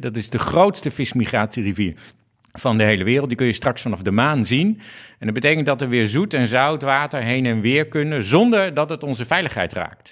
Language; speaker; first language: Dutch; native; Dutch